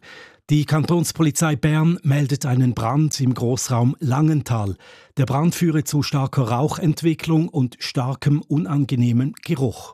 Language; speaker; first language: German; native; German